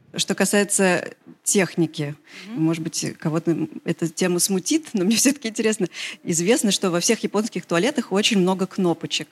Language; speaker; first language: Russian; native; Russian